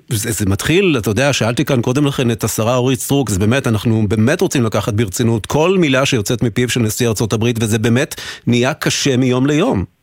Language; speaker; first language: Hebrew; native; Hebrew